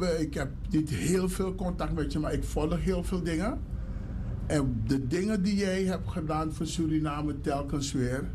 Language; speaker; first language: Dutch; native; Dutch